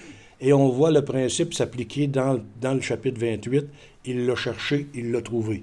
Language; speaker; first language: French; native; French